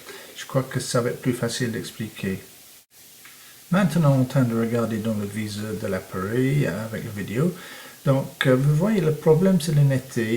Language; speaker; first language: French; non-native, fluent; English